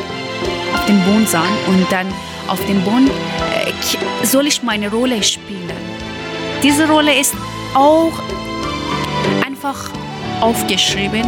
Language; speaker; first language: German; non-native, learner; Persian